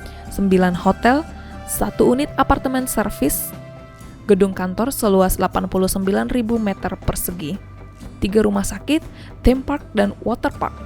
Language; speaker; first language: Indonesian; native; Indonesian